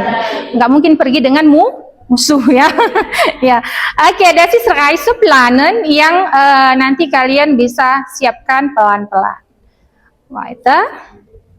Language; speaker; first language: Indonesian; native; Indonesian